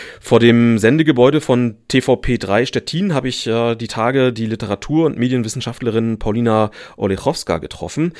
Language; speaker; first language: German; native; German